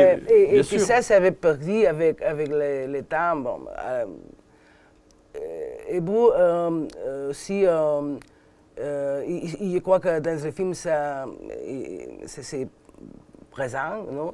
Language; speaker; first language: French; non-native, learner; Catalan